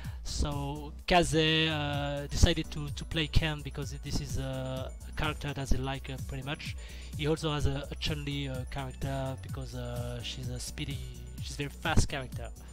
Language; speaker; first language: English; non-native, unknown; French